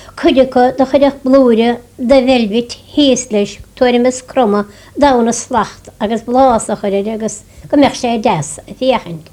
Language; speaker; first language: Irish; native; Irish